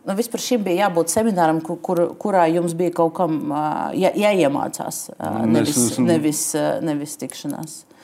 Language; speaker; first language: Latvian; non-native, local second language; Russian